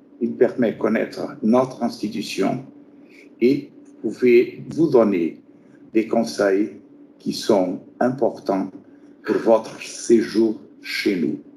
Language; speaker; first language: French; non-native, fluent; Portuguese